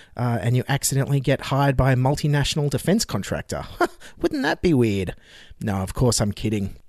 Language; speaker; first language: English; native; English